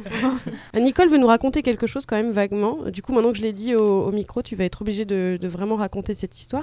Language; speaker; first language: French; native; French